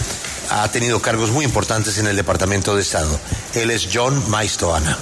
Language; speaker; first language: Spanish; native; Spanish